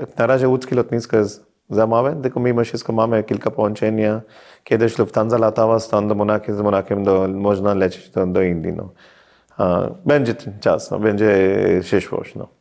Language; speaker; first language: Polish; non-native, fluent; Hindi